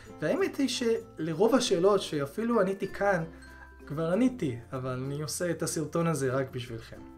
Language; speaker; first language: Hebrew; early bilingual, other home language; Korean